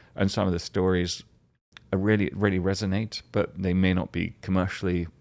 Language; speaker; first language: English; native; English